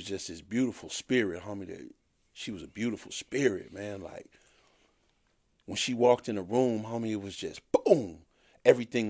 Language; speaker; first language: English; native; English